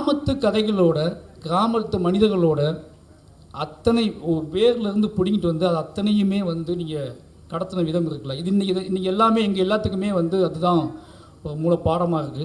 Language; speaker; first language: Tamil; native; Tamil